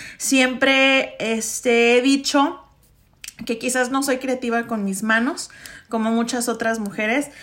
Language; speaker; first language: Spanish; early bilingual, heritage; Spanish